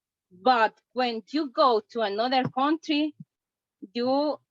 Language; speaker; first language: English; non-native, learner; Spanish